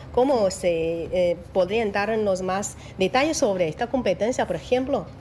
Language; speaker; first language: Spanish; non-native, fluent; Chinese